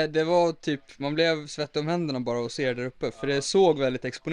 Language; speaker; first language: Swedish; native; Swedish